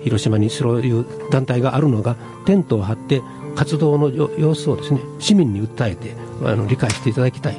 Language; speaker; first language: Japanese; native; Japanese